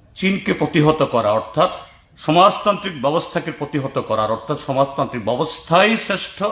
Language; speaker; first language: Bangla; native; Bangla